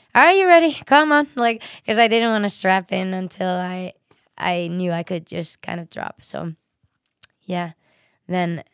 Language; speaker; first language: English; non-native, fluent; Icelandic